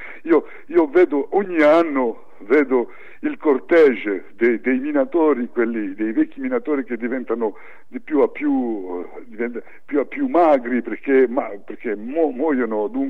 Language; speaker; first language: Italian; early bilingual, heritage; French